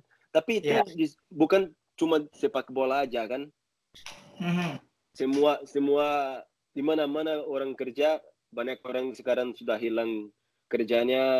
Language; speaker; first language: Indonesian; non-native, learner; Portuguese